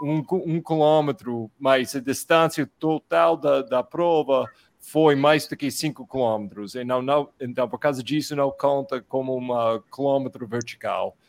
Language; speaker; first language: Portuguese; non-native, fluent; English